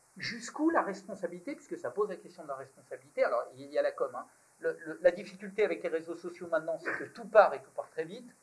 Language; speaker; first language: French; native; French